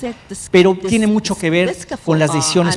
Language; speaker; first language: Spanish; native; Spanish